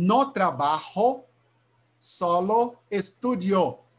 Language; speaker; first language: Spanish; non-native, learner; Portuguese